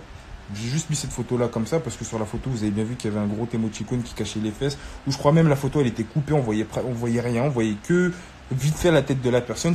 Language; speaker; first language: French; native; French